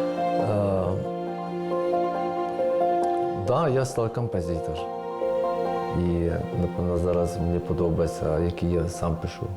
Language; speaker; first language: Ukrainian; non-native, learner; Persian